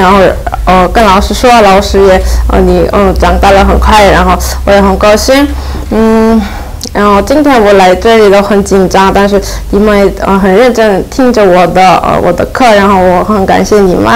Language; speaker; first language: Chinese; non-native, learner; Korean